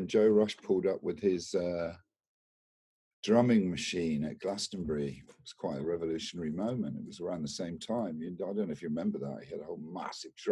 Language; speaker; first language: English; native; English